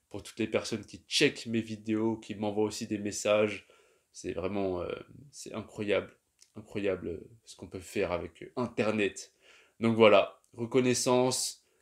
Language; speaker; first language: French; native; French